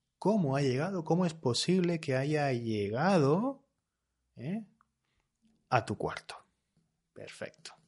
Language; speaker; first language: Spanish; native; Spanish